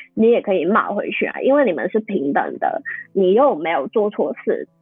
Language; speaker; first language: Chinese; non-native, fluent; Cantonese